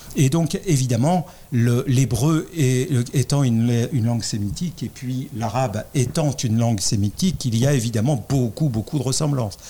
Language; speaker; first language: French; native; French